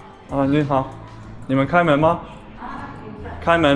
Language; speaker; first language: Chinese; non-native, learner; German